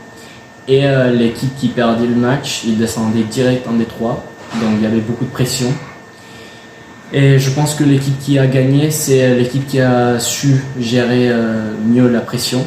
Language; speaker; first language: French; non-native, fluent; Spanish